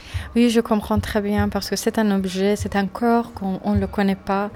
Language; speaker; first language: French; non-native, fluent; Persian